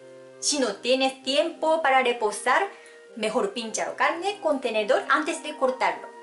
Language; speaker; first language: Spanish; non-native, fluent; Japanese